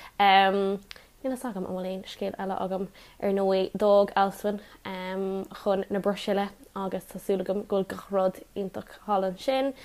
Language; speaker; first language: Irish; non-native, local second language; English